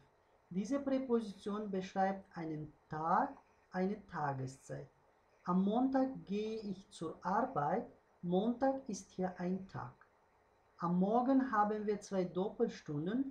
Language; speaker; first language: German; non-native, fluent; Uzbek